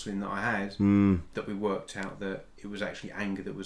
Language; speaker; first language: English; native; English